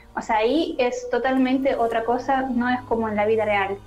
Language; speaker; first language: Spanish; non-native, learner; Russian